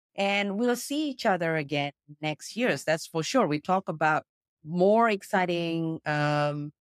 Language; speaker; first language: English; non-native, fluent; Indonesian